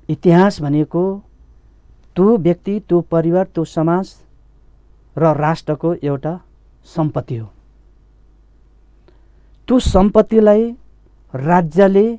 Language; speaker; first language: Nepali; non-native, local second language; Limbu